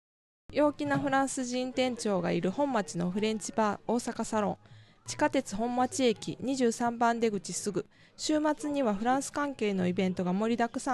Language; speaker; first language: Japanese; native; Japanese